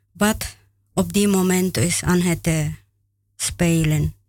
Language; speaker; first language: Dutch; non-native, learner; Spanish